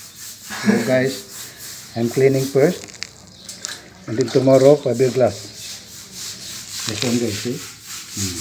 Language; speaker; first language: English; non-native, learner; Filipino